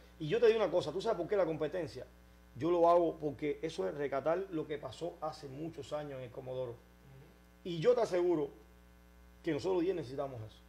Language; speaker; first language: Spanish; native; Spanish